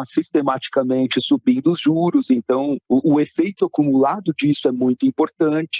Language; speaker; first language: Portuguese; native; Portuguese